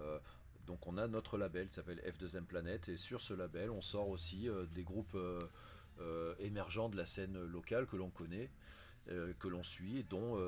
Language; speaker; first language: French; native; French